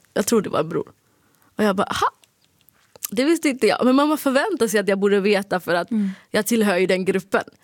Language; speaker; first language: Swedish; early bilingual, other home language; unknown